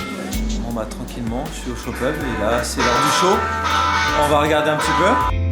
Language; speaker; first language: French; native; French